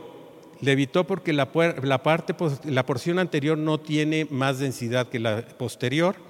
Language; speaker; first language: Spanish; native; Spanish